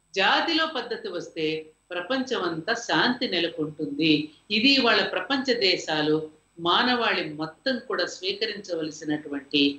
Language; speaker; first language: Telugu; native; Telugu